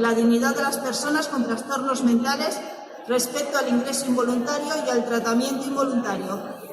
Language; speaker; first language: Spanish; native; Spanish